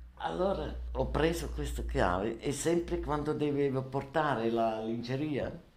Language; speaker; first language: Italian; non-native, learner; German